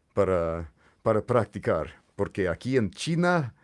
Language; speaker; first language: Spanish; non-native, fluent; English